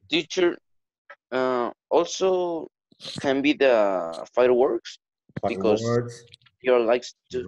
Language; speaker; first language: English; non-native, learner; Spanish